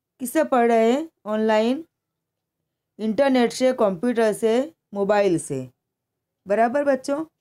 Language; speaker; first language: Hindi; non-native, local second language; Gujarati